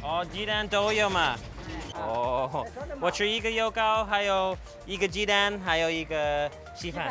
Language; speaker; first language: Chinese; non-native, fluent; English